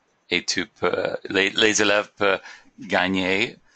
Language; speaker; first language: French; non-native, learner; English